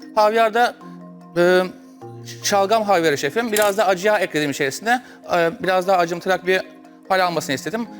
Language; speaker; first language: Turkish; native; Turkish